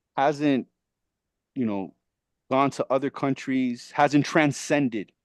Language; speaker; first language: English; native; English